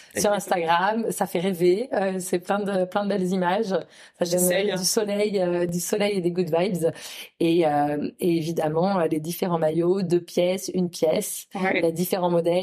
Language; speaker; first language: French; native; French